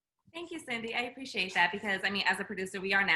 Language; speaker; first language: English; native; English